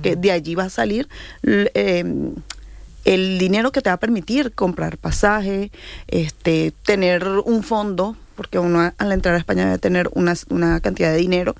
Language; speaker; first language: Spanish; native; Spanish